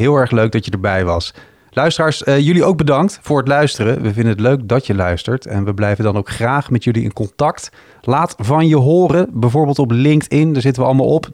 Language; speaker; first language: Dutch; native; Dutch